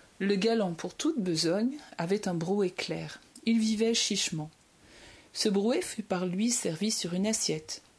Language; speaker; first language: French; native; French